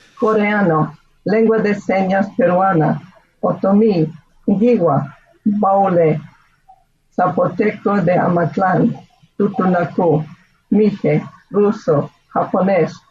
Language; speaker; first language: Spanish; non-native, fluent; English